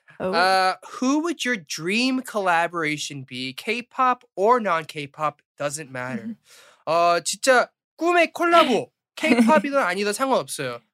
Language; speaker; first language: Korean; early bilingual, heritage; Korean